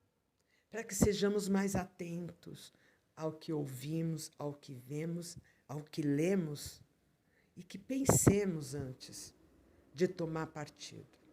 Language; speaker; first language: Portuguese; native; Portuguese